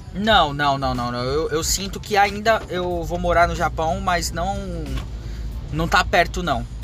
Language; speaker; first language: Portuguese; early bilingual, other home language; Japanese